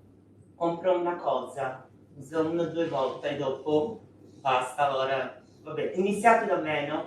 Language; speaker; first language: Italian; non-native, fluent; Portuguese